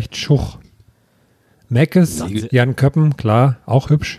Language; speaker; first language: German; native; German